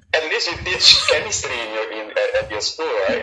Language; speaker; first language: English; non-native, fluent; Indonesian